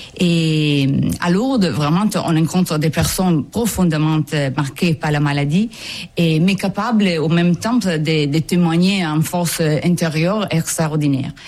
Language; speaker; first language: French; non-native, fluent; Italian